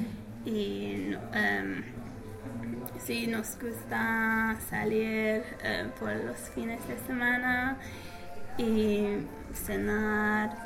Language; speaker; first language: Spanish; non-native, learner; English